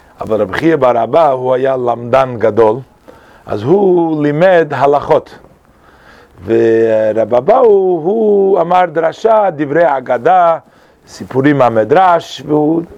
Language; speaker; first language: Hebrew; non-native, fluent; English